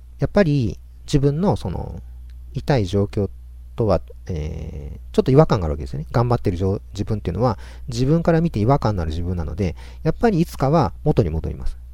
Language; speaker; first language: Japanese; native; Japanese